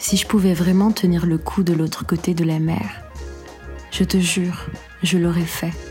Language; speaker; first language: French; non-native, local second language; Arabic